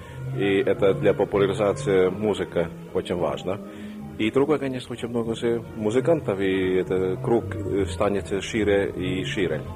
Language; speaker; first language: Russian; non-native, fluent; Estonian